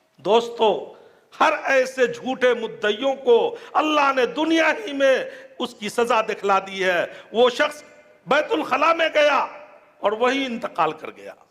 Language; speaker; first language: Urdu; native; Urdu